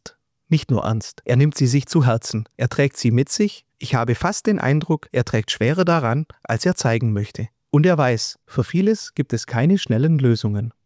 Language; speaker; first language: German; native; German